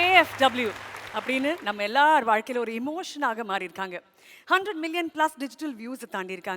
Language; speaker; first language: Tamil; native; Tamil